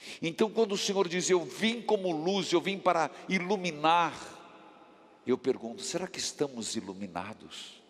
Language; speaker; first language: Portuguese; native; Portuguese